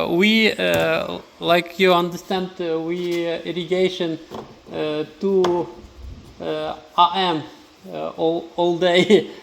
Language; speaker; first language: English; non-native, learner; Ukrainian